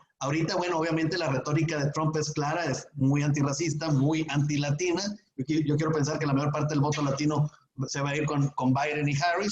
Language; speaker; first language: Spanish; native; Spanish